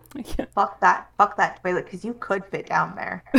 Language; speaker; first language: English; native; English